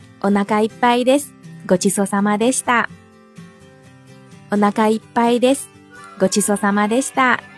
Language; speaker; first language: Japanese; non-native, fluent; Chinese